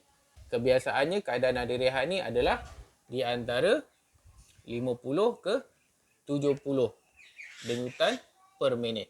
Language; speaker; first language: Malay; native; Malay